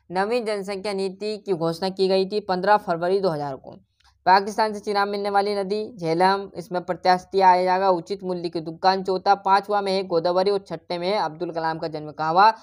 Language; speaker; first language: Hindi; native; Hindi